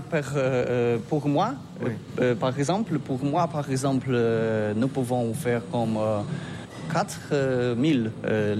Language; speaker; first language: French; non-native, learner; Polish